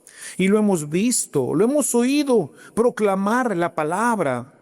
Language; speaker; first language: Spanish; native; Spanish